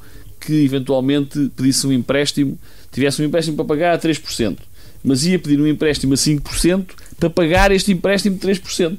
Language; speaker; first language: Portuguese; native; Portuguese